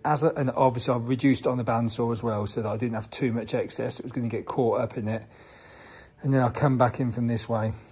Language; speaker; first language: English; native; English